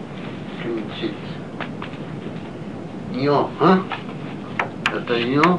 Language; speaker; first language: Russian; non-native, learner; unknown